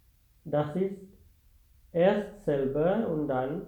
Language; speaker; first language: German; non-native, fluent; Sinhala